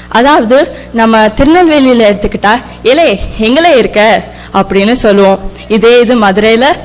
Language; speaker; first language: Tamil; early bilingual, heritage; Tamil